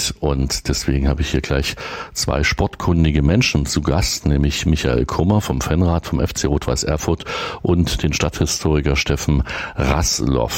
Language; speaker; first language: German; native; German